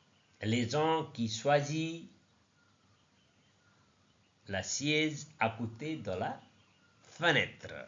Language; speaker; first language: French; non-native, learner; Nepali